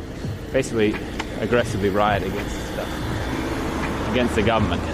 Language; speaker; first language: English; native; English